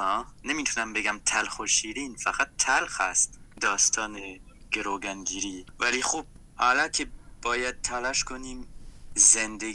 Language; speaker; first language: Persian; non-native, fluent; French